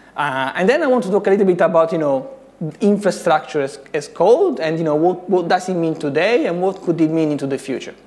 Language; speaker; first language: English; non-native, fluent; Italian